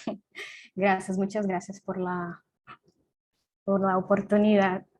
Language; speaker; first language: Spanish; non-native, fluent; Portuguese